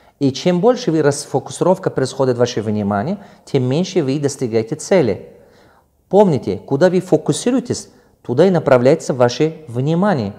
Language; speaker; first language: Russian; non-native, local second language; Tajik